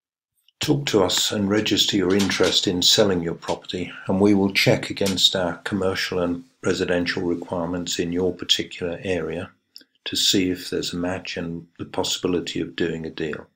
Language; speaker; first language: English; native; English